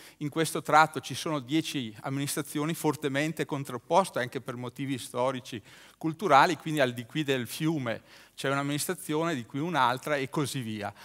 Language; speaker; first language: Italian; native; Italian